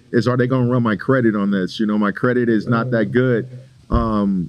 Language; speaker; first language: English; native; English